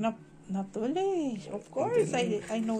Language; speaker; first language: English; non-native, fluent; Filipino